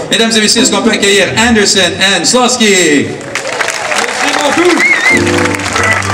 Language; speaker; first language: French; native; French